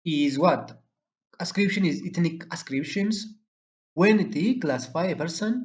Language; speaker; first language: English; non-native, local second language; Amharic